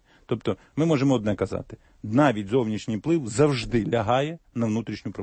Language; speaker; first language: Ukrainian; native; Ukrainian